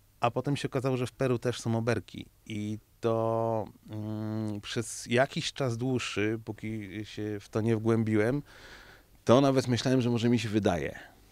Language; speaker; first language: Polish; early bilingual, heritage; Polish